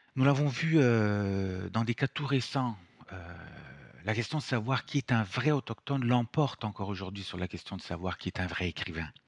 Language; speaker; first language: French; non-native, fluent; Italian